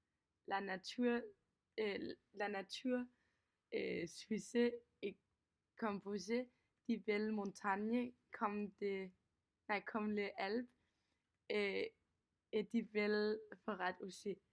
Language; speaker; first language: French; non-native, learner; Danish